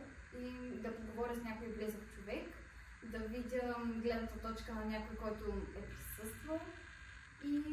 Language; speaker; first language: Bulgarian; native; Bulgarian